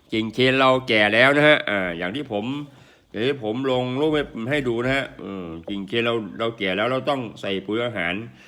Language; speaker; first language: Thai; non-native, local second language; Northeastern Thai